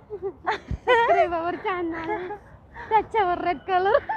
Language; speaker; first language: English; non-native, local second language; Filipino